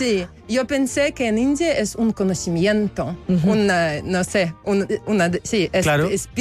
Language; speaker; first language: Spanish; non-native, learner; Belarusian